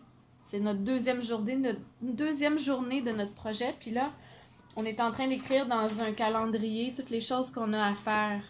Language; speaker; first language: French; native; French